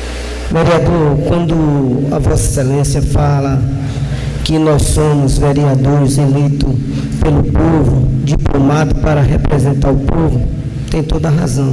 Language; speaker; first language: Portuguese; native; Portuguese